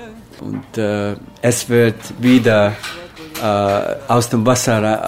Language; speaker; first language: German; non-native, learner; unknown